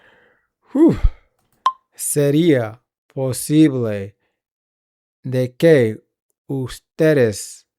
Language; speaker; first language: Spanish; non-native, learner; English